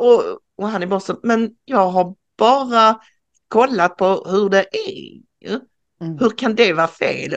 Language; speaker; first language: Swedish; native; Swedish